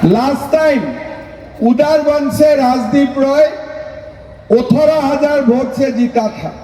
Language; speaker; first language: Hindi; non-native, local second language; Bangla